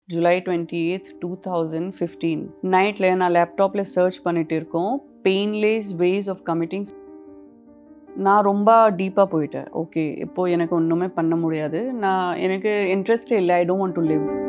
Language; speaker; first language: Tamil; non-native, fluent; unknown